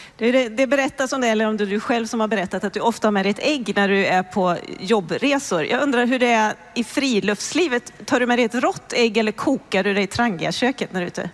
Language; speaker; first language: Swedish; native; Swedish